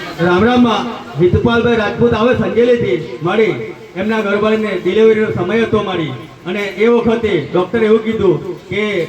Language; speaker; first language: Gujarati; native; Gujarati